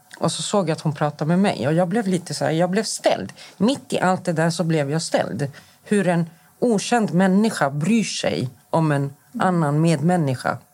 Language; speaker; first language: Swedish; native; Swedish